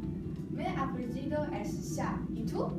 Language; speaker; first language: Spanish; non-native, learner; Chinese